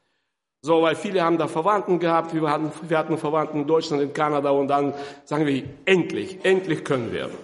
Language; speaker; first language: German; non-native, fluent; Russian